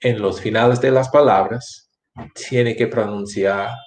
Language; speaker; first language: Spanish; non-native, fluent; English